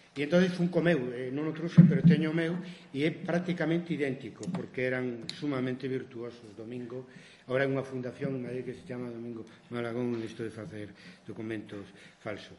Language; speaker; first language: Galician; non-native, local second language; Spanish